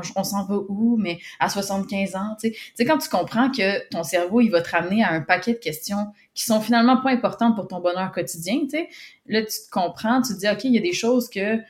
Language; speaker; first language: French; native; French